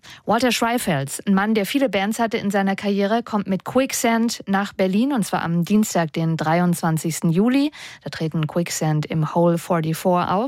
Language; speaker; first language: German; native; German